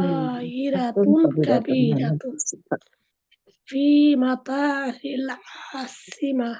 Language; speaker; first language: Arabic; non-native, learner; Bangla